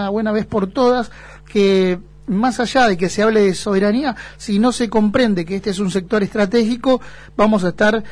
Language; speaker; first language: Spanish; native; Spanish